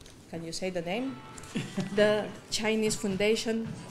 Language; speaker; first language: English; non-native, fluent; Catalan